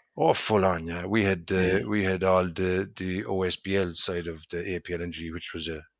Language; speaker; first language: English; native; English